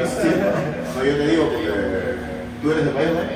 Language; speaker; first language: Spanish; native; Spanish